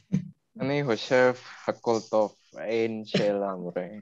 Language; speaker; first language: Hebrew; non-native, learner; Indonesian